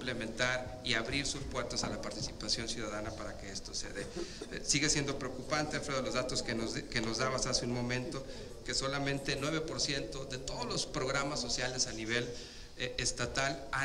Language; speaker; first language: Spanish; native; Spanish